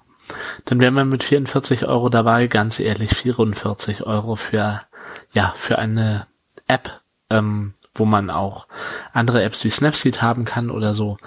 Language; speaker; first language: German; native; German